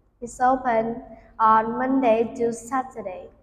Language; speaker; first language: English; non-native, learner; Vietnamese